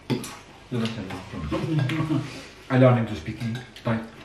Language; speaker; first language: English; non-native, learner; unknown